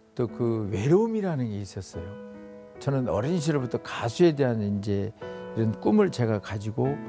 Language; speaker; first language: Korean; native; Korean